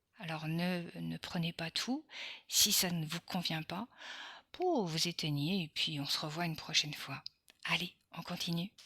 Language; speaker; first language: French; early bilingual, other home language; Portuguese